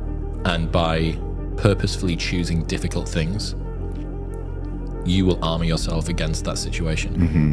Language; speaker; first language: English; native; English